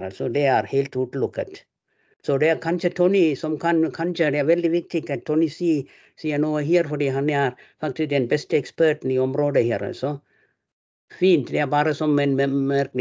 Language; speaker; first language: Norwegian; non-native, fluent; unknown